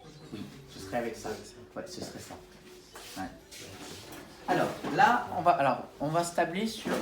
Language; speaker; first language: French; native; French